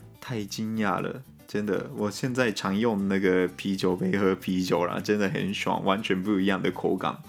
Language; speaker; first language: Chinese; non-native, fluent; Japanese